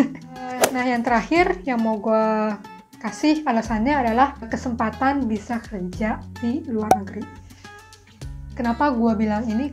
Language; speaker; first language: Indonesian; native; Indonesian